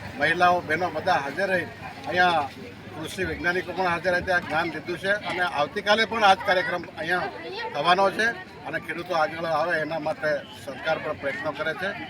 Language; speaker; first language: Gujarati; native; Gujarati